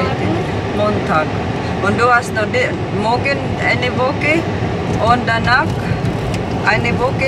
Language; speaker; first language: German; non-native, local second language; Filipino